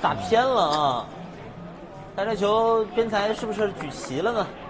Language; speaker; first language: Chinese; native; Chinese